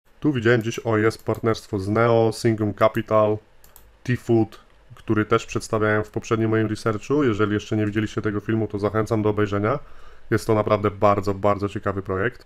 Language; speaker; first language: Polish; native; Polish